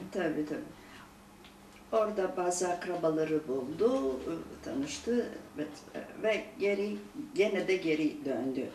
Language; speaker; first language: Turkish; non-native, local second language; Greek